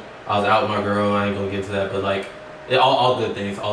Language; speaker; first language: English; native; English